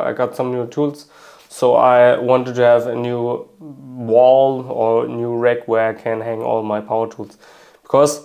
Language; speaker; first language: English; non-native, fluent; German